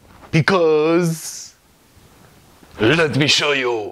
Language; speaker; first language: English; non-native, learner; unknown